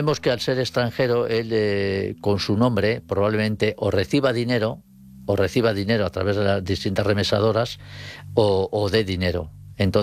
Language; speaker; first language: Spanish; native; Spanish